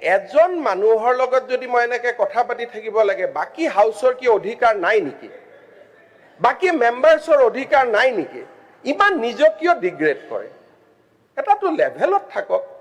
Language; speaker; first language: Assamese; native; Assamese